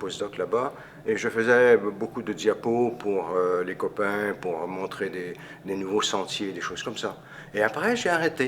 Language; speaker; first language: French; non-native, fluent; English